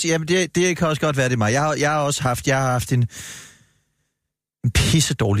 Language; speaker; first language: Danish; native; Danish